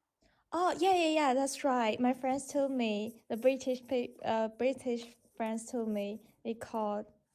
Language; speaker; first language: English; non-native, learner; Chinese